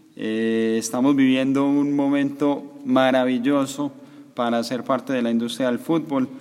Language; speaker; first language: Spanish; native; Spanish